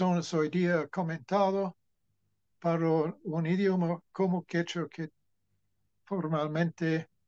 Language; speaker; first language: Spanish; non-native, fluent; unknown